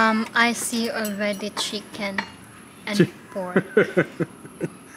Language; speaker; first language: English; non-native, local second language; Cebuano